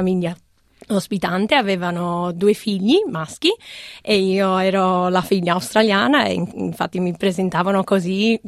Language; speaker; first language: Italian; non-native, fluent; English